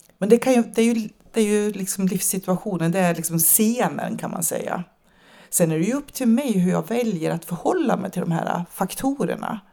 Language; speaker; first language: Swedish; native; Swedish